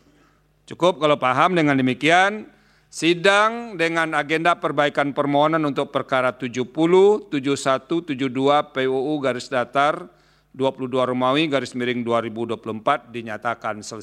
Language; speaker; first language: Indonesian; native; Indonesian